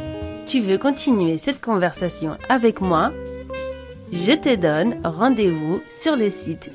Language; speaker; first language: French; native; French